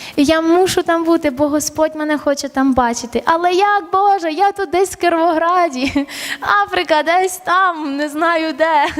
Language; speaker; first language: Ukrainian; early bilingual, other home language; Armenian